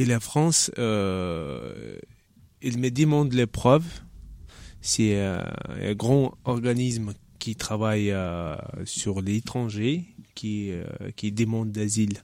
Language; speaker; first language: French; non-native, learner; Chechen